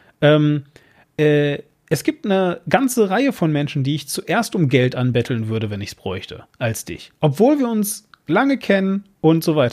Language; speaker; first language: German; native; German